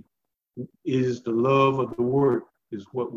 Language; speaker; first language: English; native; English